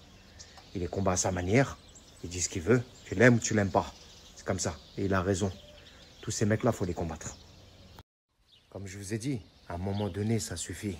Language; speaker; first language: French; native; French